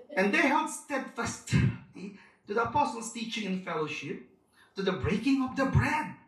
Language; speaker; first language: English; non-native, local second language; Filipino